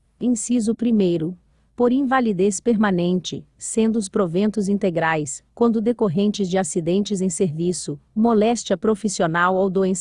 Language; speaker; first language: Portuguese; native; Portuguese